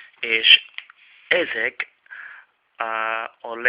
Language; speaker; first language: Hungarian; non-native, learner; Czech